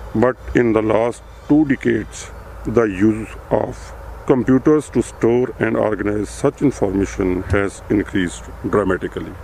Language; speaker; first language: English; non-native, local second language; Urdu